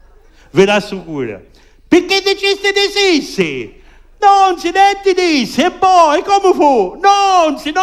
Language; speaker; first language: Italian; early bilingual, heritage; French